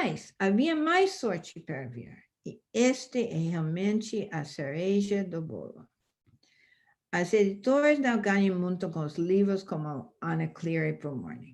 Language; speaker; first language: Portuguese; non-native, fluent; English